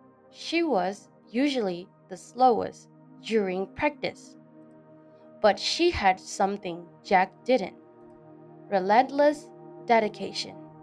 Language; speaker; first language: English; non-native, fluent; Burmese